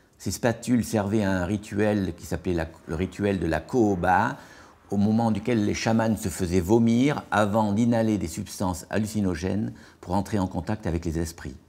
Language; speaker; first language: French; native; French